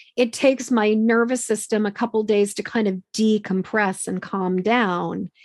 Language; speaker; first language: English; native; English